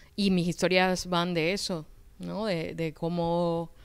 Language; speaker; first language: Spanish; native; Spanish